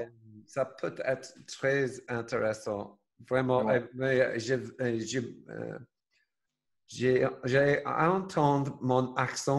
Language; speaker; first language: French; non-native, learner; English